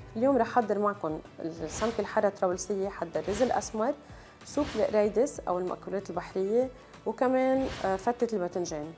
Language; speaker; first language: Arabic; native; Arabic